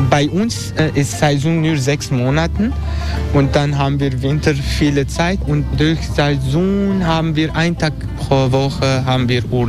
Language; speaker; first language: German; non-native, learner; Turkish